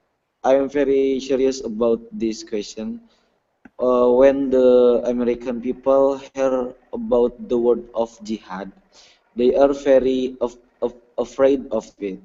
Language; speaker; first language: English; non-native, learner; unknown